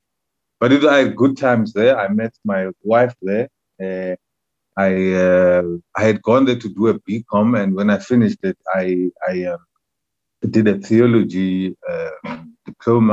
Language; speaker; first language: English; non-native, local second language; Xhosa